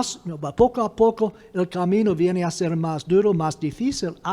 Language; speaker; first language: Spanish; non-native, fluent; English